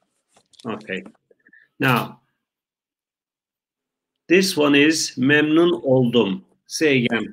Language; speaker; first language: English; non-native, fluent; Turkish